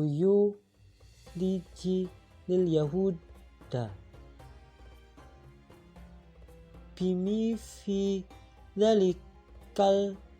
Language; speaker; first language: Arabic; non-native, learner; Indonesian